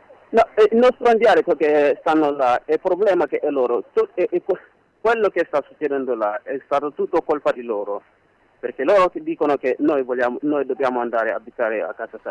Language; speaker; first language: Italian; non-native, learner; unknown